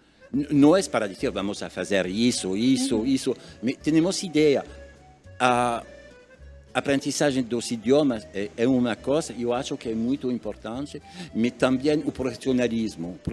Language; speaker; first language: Portuguese; non-native, learner; French